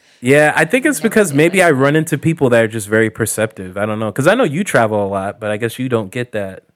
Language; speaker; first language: English; native; English